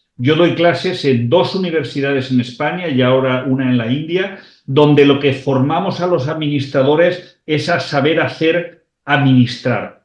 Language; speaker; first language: Spanish; native; Spanish